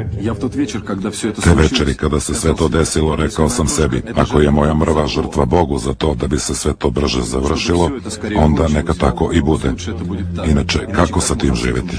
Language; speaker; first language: Serbian; native; Serbian